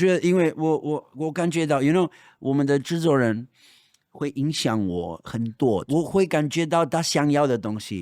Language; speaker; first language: Chinese; non-native, fluent; Spanish